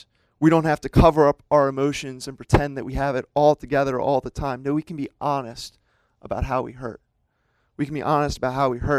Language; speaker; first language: English; native; English